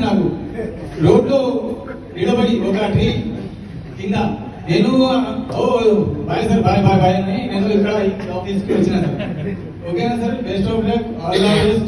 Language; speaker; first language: Telugu; non-native, local second language; Hindi